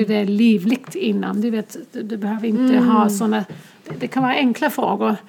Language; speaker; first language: Swedish; non-native, fluent; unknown